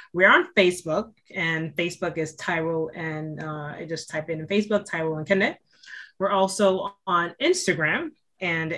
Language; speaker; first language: English; native; English